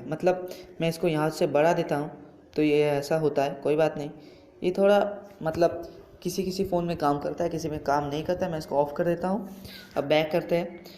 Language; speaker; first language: Hindi; non-native, local second language; Bangla